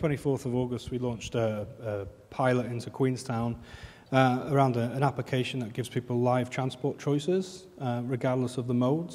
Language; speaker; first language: English; native; English